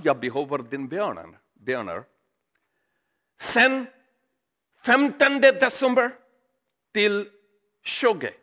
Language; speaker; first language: Swedish; non-native, learner; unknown